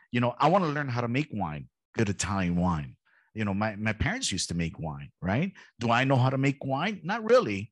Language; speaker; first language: English; early bilingual, heritage; Italian